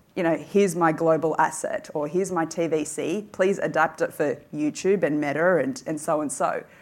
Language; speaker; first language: English; early bilingual, other home language; Hindi